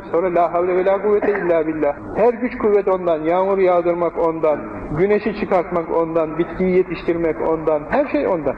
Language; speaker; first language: Turkish; native; Turkish